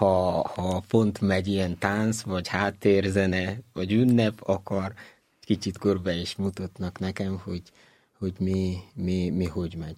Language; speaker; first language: Hungarian; non-native, fluent; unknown